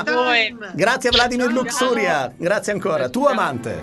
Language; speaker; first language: Italian; native; Italian